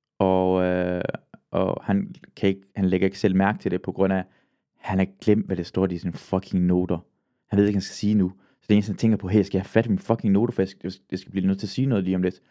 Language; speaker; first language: Danish; early bilingual, other home language; Persian